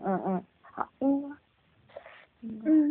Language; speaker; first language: Chinese; non-native, learner; Korean